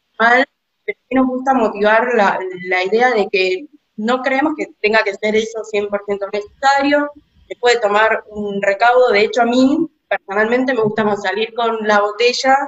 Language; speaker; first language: Spanish; native; Spanish